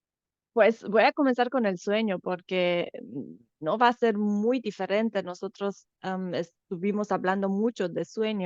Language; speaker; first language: Spanish; non-native, fluent; Romanian